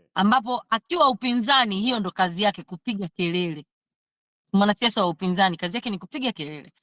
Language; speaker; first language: Swahili; native; Swahili